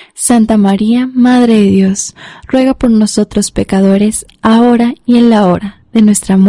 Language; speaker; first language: Spanish; native; Spanish